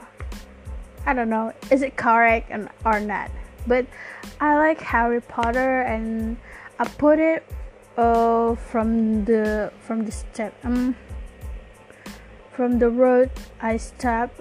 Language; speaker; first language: English; non-native, learner; Malay